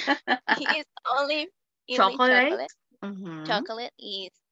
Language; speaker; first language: English; non-native, learner; Spanish